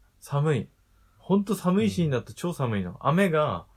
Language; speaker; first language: Japanese; native; Japanese